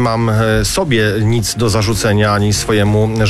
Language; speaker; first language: Polish; native; Polish